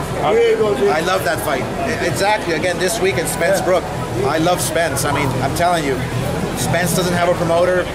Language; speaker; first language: English; early bilingual, other home language; Spanish